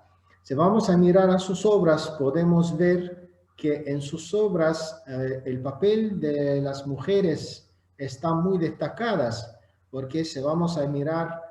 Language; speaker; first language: Spanish; non-native, fluent; Azerbaijani